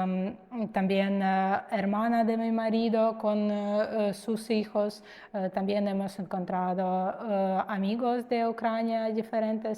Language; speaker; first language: Spanish; non-native, fluent; Russian